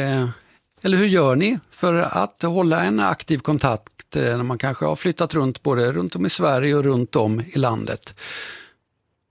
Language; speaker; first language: Swedish; native; Swedish